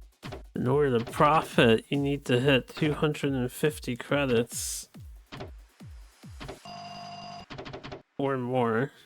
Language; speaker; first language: English; native; English